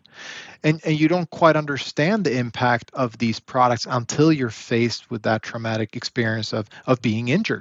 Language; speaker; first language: English; native; English